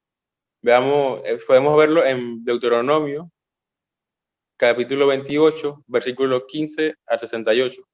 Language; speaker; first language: Spanish; native; Spanish